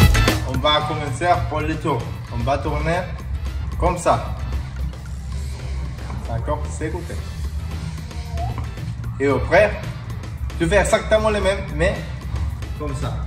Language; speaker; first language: French; non-native, learner; Spanish